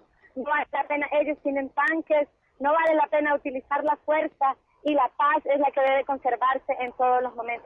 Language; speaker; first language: Spanish; native; Spanish